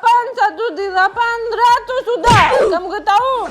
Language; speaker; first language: Indonesian; non-native, learner; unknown